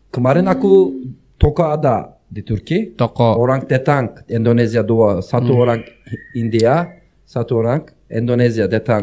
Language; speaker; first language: Indonesian; non-native, learner; Turkish